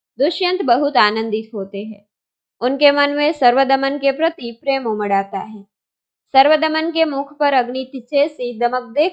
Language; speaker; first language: Hindi; non-native, local second language; Gujarati